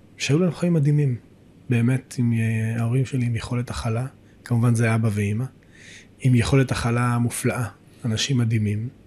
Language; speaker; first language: Hebrew; native; Hebrew